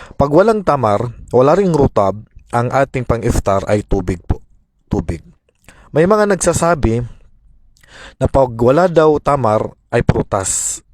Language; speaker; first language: Filipino; non-native, local second language; Maranao